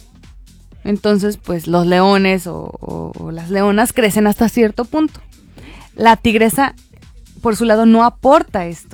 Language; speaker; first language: Spanish; native; Spanish